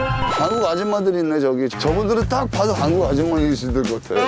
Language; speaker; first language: Korean; early bilingual, heritage; Korean